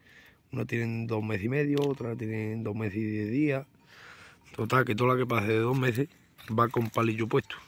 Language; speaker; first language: Spanish; native; Spanish